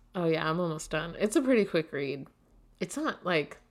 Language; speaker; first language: English; native; English